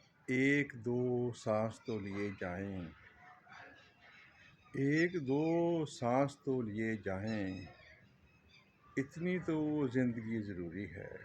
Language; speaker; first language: Urdu; native; Urdu